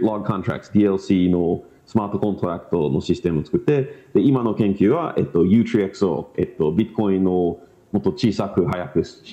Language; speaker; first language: Japanese; non-native, learner; English